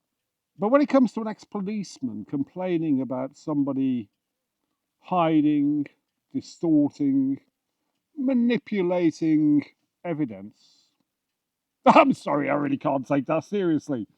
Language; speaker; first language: English; native; English